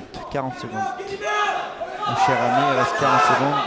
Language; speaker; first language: French; native; French